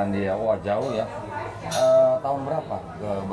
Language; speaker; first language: Indonesian; native; Indonesian